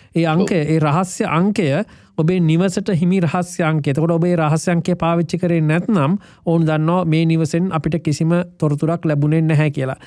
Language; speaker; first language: Sinhala; native; Sinhala